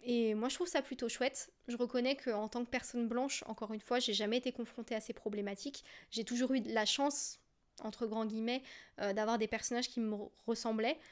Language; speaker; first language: French; native; French